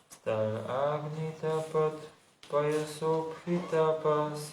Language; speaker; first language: Russian; non-native, learner; Bulgarian